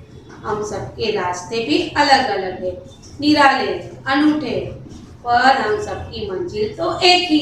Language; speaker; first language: Hindi; non-native, local second language; Gujarati